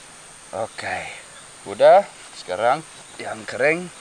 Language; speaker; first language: Indonesian; non-native, learner; English